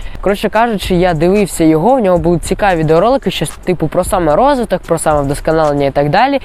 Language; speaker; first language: Ukrainian; non-native, local second language; Russian